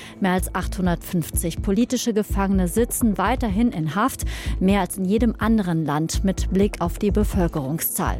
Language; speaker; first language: German; native; German